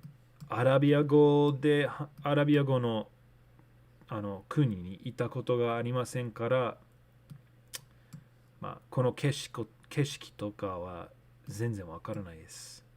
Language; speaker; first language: Japanese; non-native, learner; English